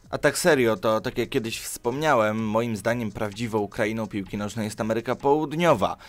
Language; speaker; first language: Polish; early bilingual, other home language; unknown